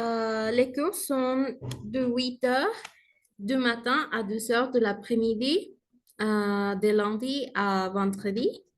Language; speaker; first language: French; non-native, learner; Spanish